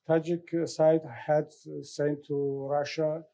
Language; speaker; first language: English; non-native, learner; Tajik